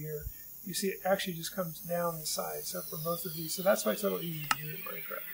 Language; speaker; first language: English; native; English